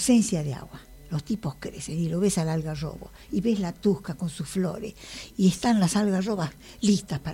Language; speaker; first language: Spanish; native; Spanish